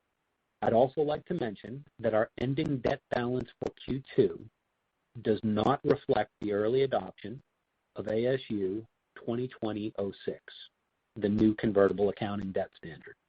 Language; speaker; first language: English; native; English